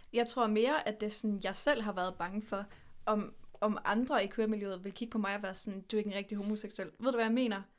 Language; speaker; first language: Danish; native; Danish